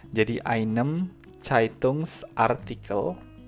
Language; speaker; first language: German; non-native, fluent; Indonesian